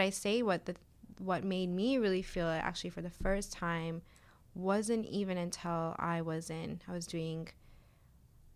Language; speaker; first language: English; native; English